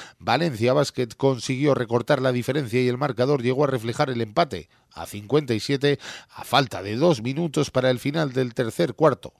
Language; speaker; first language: Spanish; native; Spanish